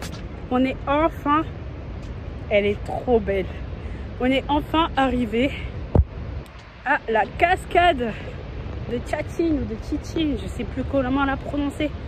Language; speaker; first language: French; native; French